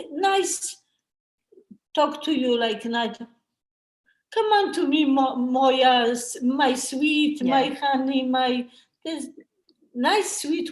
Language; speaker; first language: English; non-native, learner; Polish